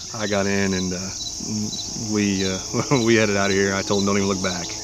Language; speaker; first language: English; native; English